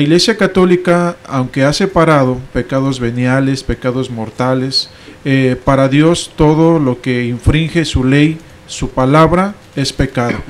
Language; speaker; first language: Spanish; native; Spanish